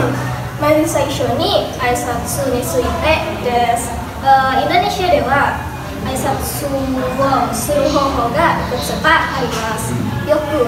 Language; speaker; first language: Japanese; non-native, learner; Indonesian